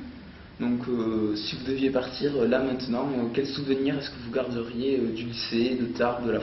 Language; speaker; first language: French; native; French